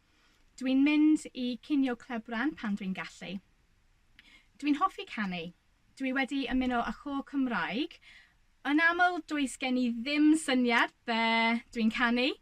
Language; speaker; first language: Welsh; non-native, learner; English